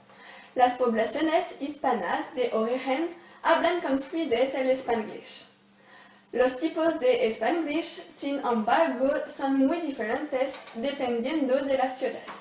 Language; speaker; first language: Spanish; non-native, learner; French